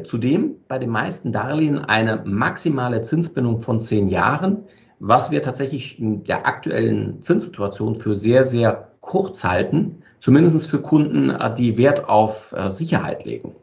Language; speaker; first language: German; native; German